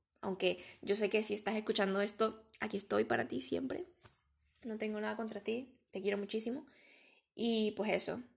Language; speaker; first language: Spanish; native; Spanish